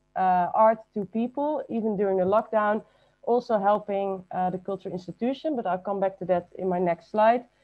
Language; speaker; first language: English; non-native, fluent; Dutch